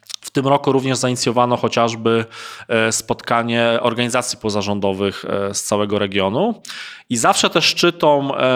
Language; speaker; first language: Polish; native; Polish